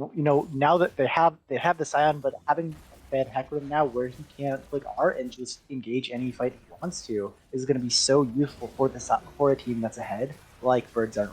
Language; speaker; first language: English; native; English